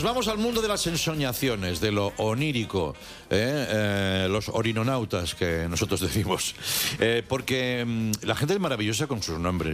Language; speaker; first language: Spanish; native; Spanish